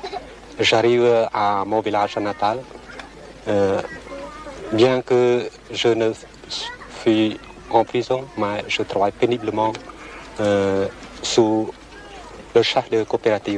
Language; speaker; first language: French; non-native, local second language; Khmer